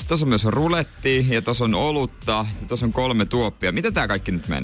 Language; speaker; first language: Finnish; native; Finnish